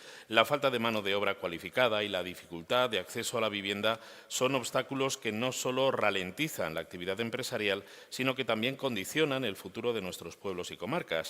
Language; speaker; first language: Spanish; native; Spanish